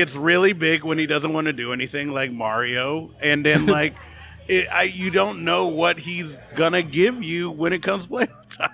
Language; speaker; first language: English; native; English